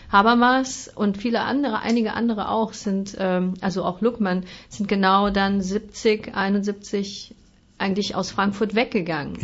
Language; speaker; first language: German; native; German